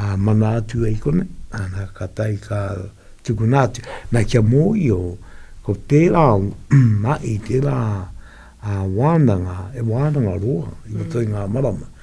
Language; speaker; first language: Māori; native; Māori